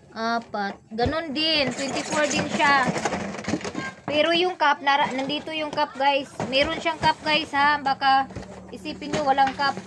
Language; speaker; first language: Filipino; non-native, local second language; Cebuano